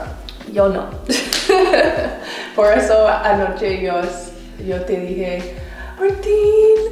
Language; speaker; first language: Spanish; non-native, learner; English